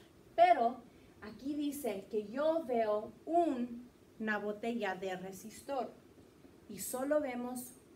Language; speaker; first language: Spanish; early bilingual, heritage; Spanish